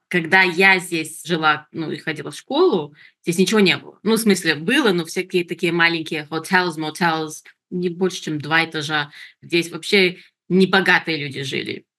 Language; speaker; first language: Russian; early bilingual, heritage; Russian